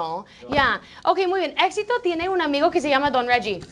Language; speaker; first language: Spanish; non-native, fluent; English